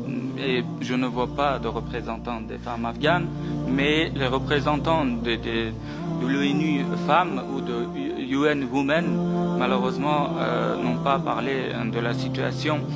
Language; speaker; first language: French; non-native, fluent; Persian